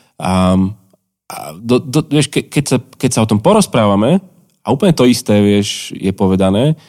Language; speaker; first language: Slovak; native; Slovak